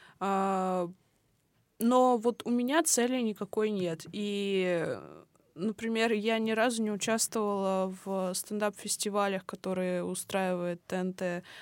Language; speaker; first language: Russian; native; Russian